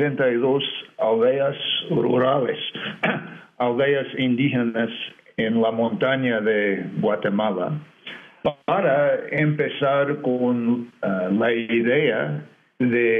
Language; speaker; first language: Spanish; non-native, fluent; English